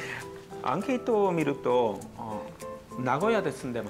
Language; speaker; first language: Japanese; non-native, fluent; Korean